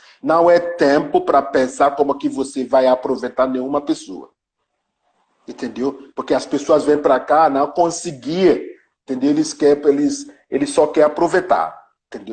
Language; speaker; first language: Portuguese; non-native, learner; Yoruba